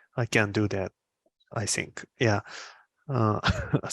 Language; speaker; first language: English; non-native, learner; Japanese